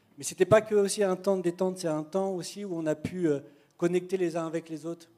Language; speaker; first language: French; native; French